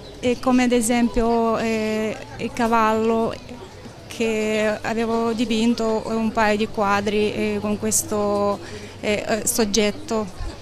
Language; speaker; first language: Italian; non-native, fluent; Romanian